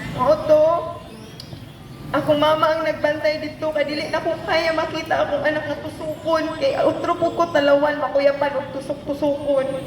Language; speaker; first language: Cebuano; native; Cebuano